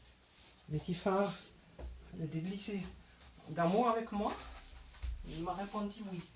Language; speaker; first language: French; non-native, learner; German